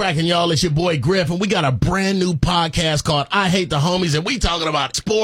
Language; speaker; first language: English; native; English